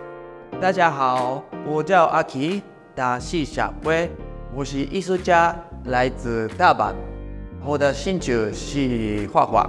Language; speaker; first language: Chinese; non-native, learner; Japanese